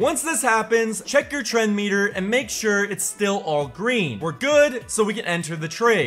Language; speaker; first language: English; native; English